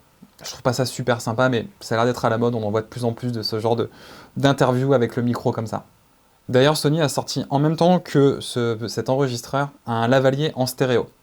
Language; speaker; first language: French; native; French